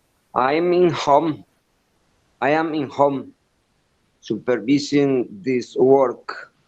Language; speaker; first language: English; non-native, learner; Spanish